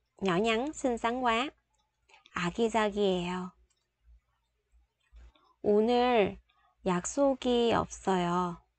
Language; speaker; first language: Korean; non-native, fluent; Vietnamese